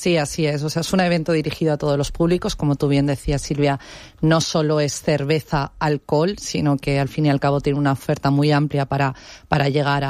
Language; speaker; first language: Spanish; native; Spanish